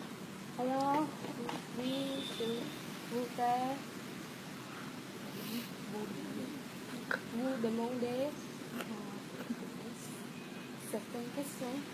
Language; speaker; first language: French; non-native, learner; Vietnamese